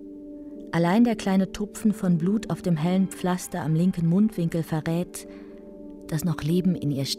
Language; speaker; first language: German; native; German